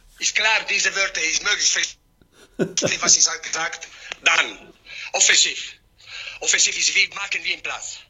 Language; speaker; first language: German; non-native, learner; Italian